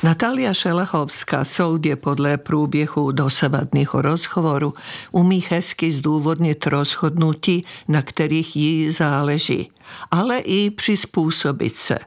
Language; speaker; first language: Czech; non-native, fluent; Serbian